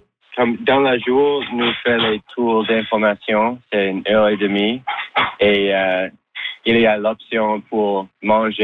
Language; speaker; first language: French; non-native, local second language; English